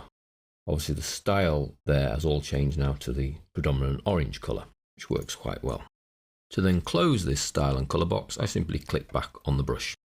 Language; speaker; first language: English; native; English